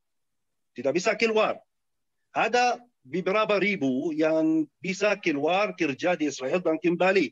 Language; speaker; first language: Indonesian; non-native, fluent; Arabic